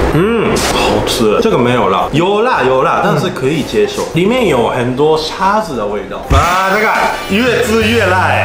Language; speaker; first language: Chinese; non-native, fluent; Japanese